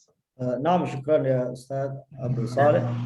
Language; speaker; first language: Arabic; non-native, fluent; Indonesian